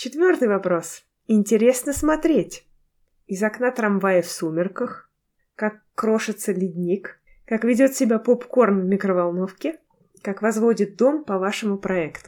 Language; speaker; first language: Russian; native; Russian